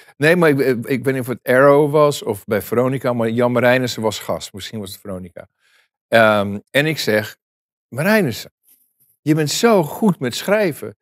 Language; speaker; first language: Dutch; native; Dutch